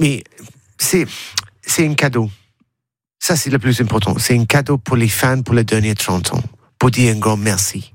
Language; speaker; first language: French; non-native, learner; English